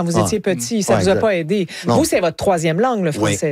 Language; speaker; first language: French; native; French